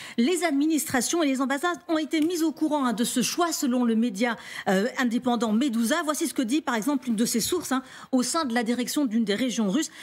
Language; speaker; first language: French; native; French